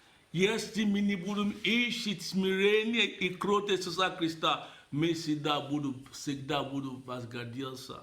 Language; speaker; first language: Russian; non-native, fluent; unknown